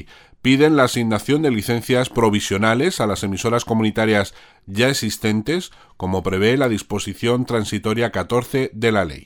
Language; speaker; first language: Spanish; native; Spanish